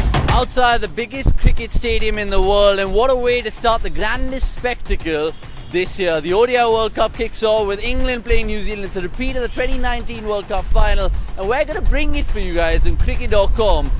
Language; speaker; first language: English; non-native, local second language; Hindi